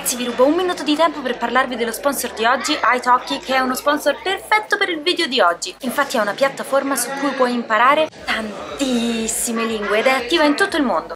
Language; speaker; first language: Italian; native; Italian